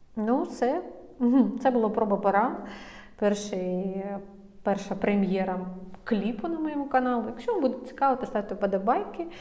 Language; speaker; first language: Ukrainian; non-native, local second language; Russian